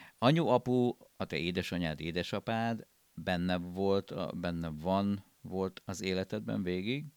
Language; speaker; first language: Hungarian; native; Hungarian